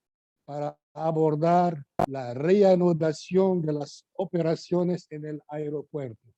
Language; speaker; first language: Spanish; non-native, fluent; Arabic